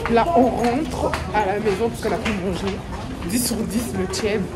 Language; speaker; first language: French; native; French